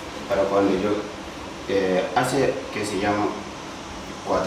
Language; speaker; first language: Spanish; non-native, learner; Arabic